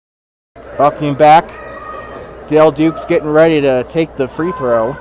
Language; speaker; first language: English; native; English